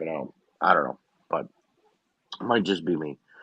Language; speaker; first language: English; native; English